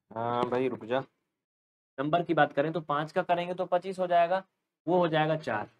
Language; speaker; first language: Hindi; native; Hindi